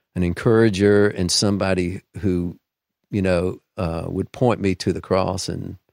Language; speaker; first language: English; native; English